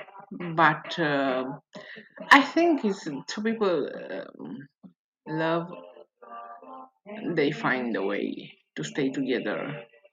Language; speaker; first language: English; non-native, learner; Italian